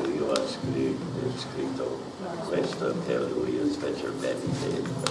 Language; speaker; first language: Italian; non-native, learner; English